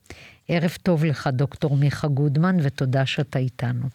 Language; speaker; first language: Hebrew; native; Hebrew